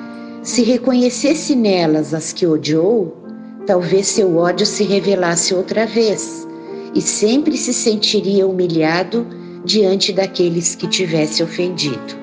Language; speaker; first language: Portuguese; native; Portuguese